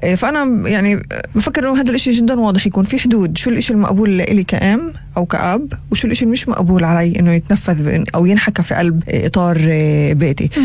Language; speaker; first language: Arabic; native; Arabic